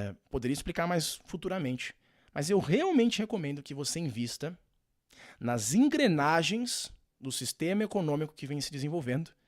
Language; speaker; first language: Portuguese; native; Portuguese